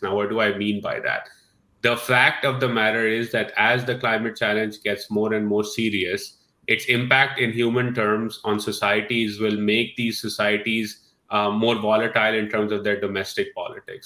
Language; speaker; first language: English; non-native, local second language; Urdu